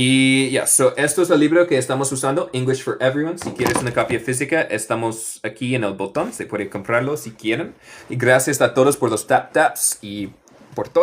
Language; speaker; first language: Spanish; non-native, fluent; English